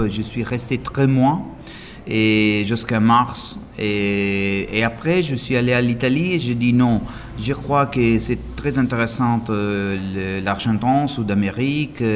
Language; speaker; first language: French; non-native, learner; Italian